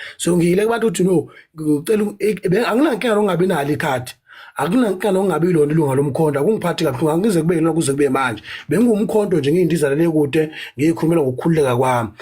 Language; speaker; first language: Zulu; native; Zulu